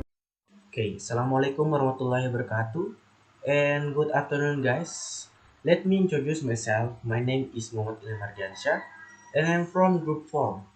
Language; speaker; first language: English; non-native, learner; Indonesian